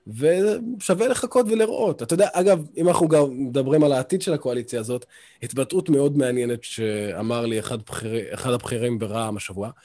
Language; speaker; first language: Hebrew; non-native, local second language; Arabic